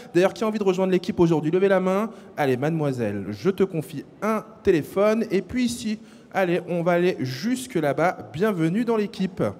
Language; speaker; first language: French; native; French